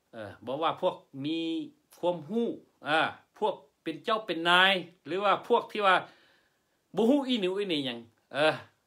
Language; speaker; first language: Lao; non-native, local second language; Hmong